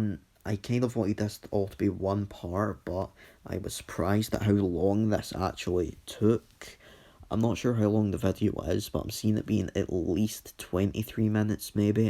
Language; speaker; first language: English; native; English